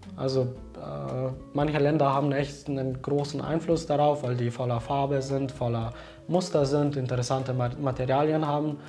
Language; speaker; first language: German; non-native, fluent; Slovenian